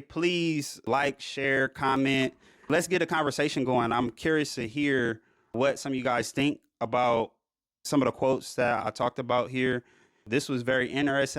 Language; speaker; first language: English; native; English